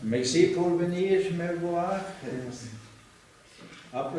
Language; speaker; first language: French; non-native, learner; Norwegian